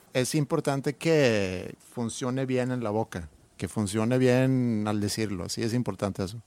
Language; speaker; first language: Spanish; non-native, fluent; Swedish